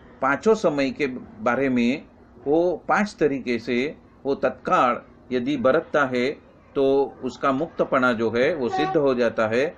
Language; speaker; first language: Hindi; non-native, local second language; Gujarati